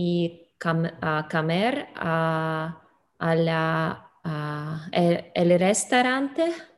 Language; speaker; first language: Spanish; non-native, learner; English